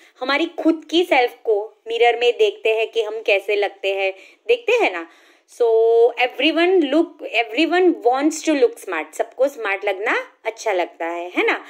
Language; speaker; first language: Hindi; non-native, local second language; Gujarati